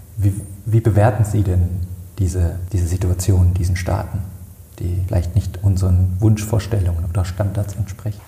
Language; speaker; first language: German; native; German